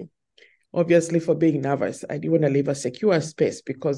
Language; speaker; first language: English; non-native, local second language; Ganda